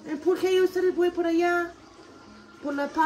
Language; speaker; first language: Spanish; non-native, learner; English